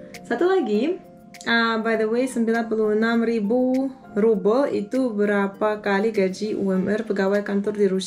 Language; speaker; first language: Indonesian; non-native, fluent; Russian